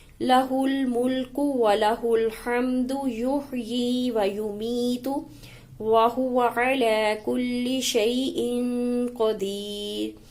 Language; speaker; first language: Urdu; native; Urdu